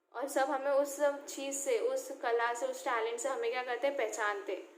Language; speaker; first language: Hindi; non-native, local second language; Marathi